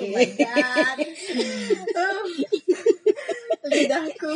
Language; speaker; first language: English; non-native, learner; Indonesian